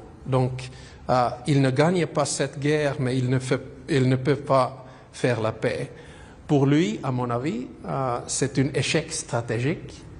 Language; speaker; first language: French; non-native, fluent; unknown